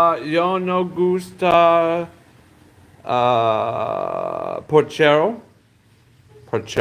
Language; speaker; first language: Spanish; non-native, learner; English